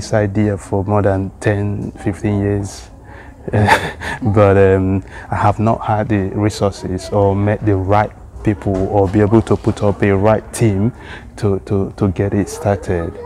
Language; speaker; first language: English; non-native, local second language; Igbo